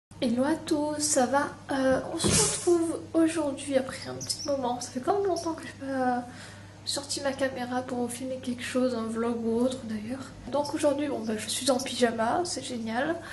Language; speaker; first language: French; native; French